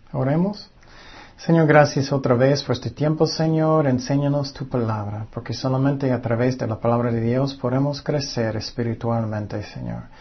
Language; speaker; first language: Spanish; non-native, fluent; English